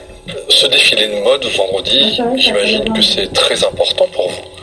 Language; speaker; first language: French; native; French